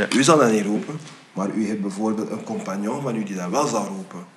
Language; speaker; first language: Dutch; early bilingual, other home language; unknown